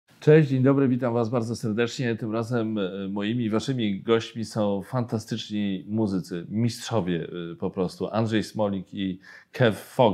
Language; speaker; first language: Polish; native; Polish